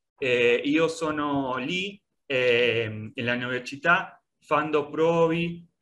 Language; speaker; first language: Italian; non-native, learner; Spanish